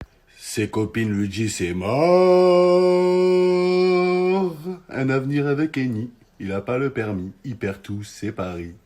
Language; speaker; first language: French; native; French